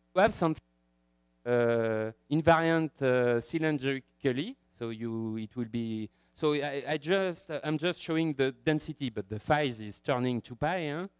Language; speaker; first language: English; non-native, fluent; French